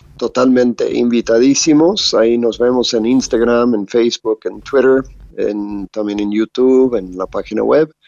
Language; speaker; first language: Spanish; non-native, fluent; English